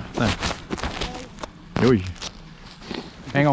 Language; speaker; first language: Swedish; native; Swedish